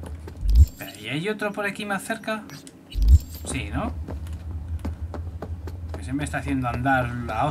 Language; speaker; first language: Spanish; native; Spanish